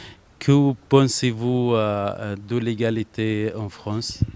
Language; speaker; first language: French; non-native, learner; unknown